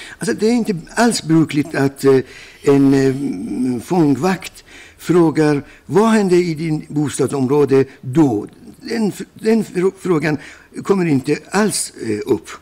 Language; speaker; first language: Swedish; non-native, fluent; Persian